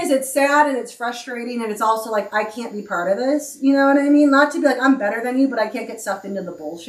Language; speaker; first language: English; native; English